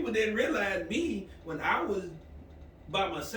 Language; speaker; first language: English; native; English